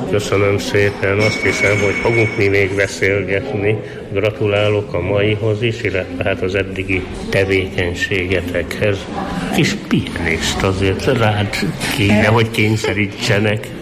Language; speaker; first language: Hungarian; native; Hungarian